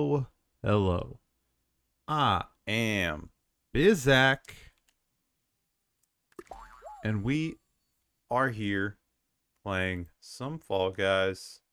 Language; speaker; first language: English; native; English